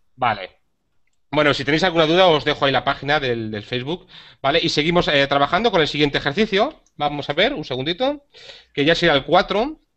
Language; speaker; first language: Spanish; native; Spanish